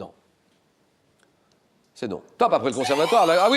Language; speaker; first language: French; native; French